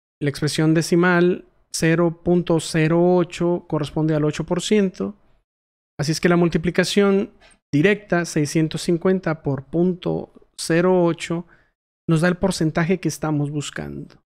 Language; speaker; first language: Spanish; native; Spanish